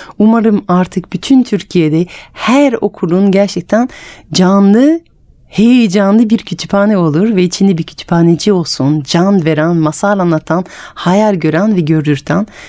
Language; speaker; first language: Turkish; non-native, fluent; French